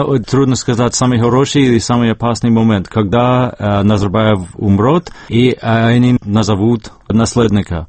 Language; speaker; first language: Russian; non-native, fluent; English